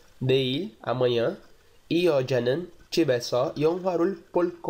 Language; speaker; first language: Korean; non-native, fluent; Portuguese